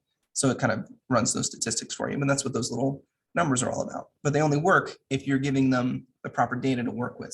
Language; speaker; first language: English; native; English